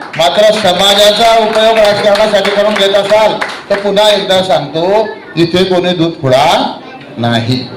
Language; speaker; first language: Marathi; non-native, local second language; Haryanvi